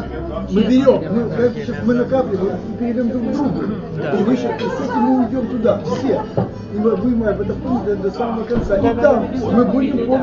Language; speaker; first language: Russian; native; Russian